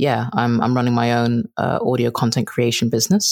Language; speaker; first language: English; native; English